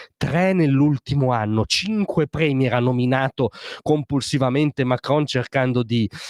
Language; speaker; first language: Italian; native; Italian